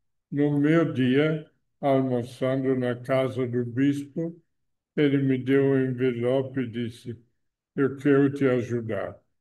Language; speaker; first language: Portuguese; non-native, fluent; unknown